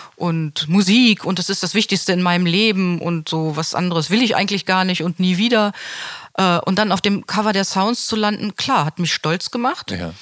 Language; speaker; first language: German; native; German